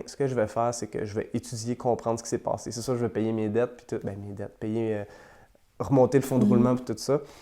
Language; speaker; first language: French; native; French